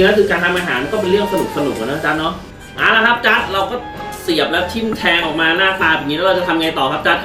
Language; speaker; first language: Thai; native; Thai